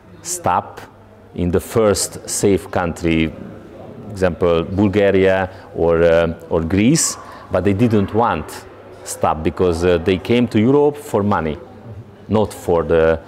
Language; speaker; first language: English; non-native, learner; Hungarian